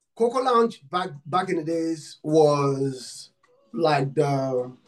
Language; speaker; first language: English; non-native, local second language; Yoruba